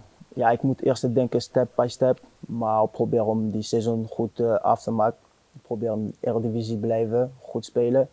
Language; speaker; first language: Dutch; non-native, fluent; French